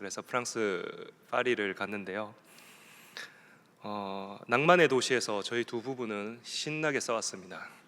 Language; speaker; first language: Korean; native; Korean